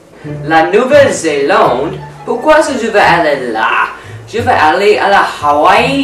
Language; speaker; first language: French; non-native, learner; English